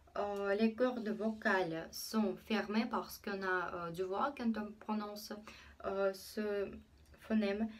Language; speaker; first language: French; non-native, fluent; Russian